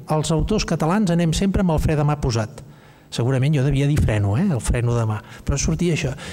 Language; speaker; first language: Catalan; native; Catalan